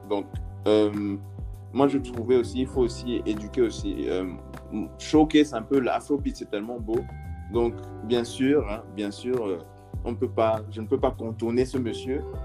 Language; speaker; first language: French; native; French